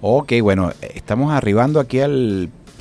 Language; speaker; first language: Spanish; native; Spanish